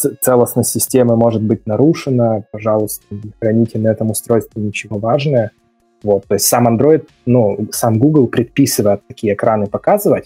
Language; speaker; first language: Russian; native; Russian